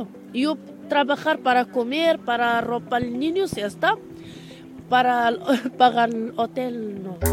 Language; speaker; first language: Spanish; non-native, learner; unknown